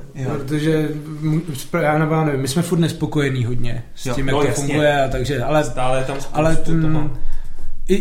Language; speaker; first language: Czech; native; Czech